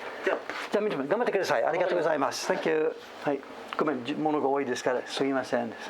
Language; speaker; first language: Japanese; non-native, fluent; English